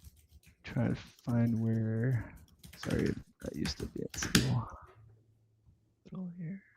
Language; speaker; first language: English; native; English